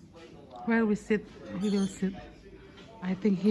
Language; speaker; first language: English; non-native, learner; Indonesian